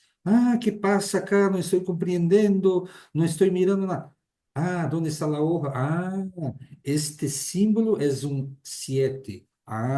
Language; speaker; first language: Spanish; non-native, learner; Portuguese